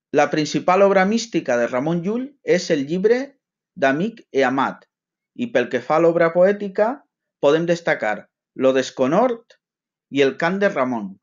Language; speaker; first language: Catalan; non-native, local second language; Spanish